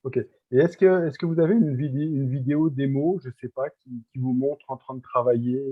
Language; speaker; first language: French; native; French